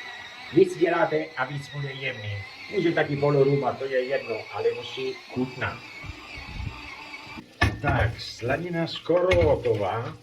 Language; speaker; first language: Czech; non-native, learner; Italian